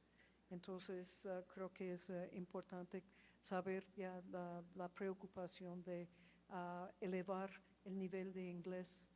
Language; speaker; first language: Spanish; non-native, fluent; English